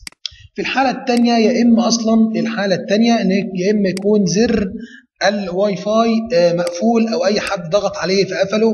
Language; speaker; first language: Arabic; native; Arabic